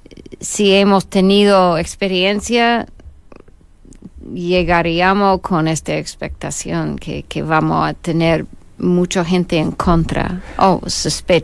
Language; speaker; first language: Spanish; non-native, fluent; English